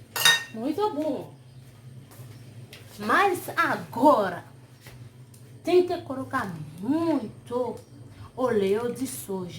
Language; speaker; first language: Portuguese; non-native, learner; Haitian Creole